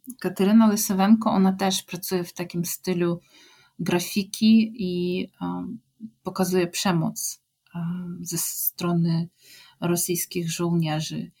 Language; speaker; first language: Polish; non-native, fluent; Ukrainian